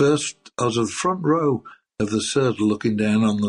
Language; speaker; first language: English; native; English